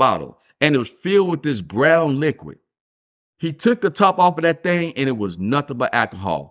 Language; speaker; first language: English; native; English